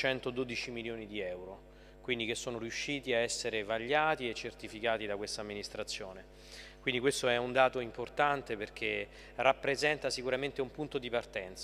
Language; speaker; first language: Italian; native; Italian